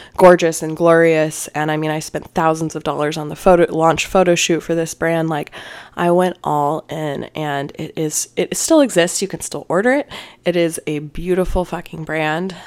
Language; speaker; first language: English; native; English